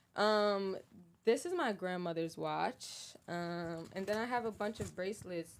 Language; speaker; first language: English; native; English